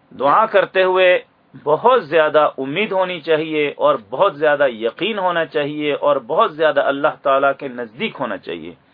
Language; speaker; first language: Urdu; native; Urdu